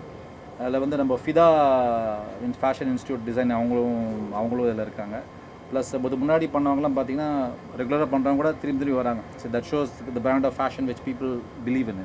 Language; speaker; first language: Tamil; native; Tamil